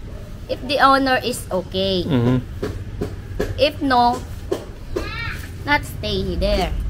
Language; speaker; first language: English; non-native, learner; Filipino